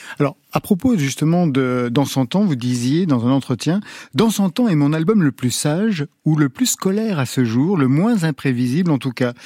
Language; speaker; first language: French; native; French